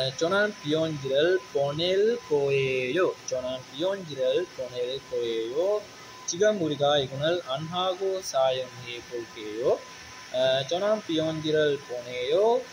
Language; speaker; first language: Korean; non-native, learner; Sinhala